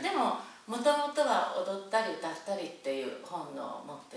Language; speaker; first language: Japanese; native; Japanese